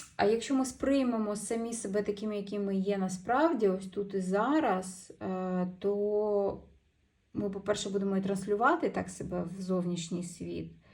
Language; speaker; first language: Ukrainian; non-native, local second language; Russian